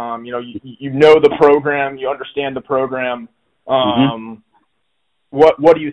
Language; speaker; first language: English; native; English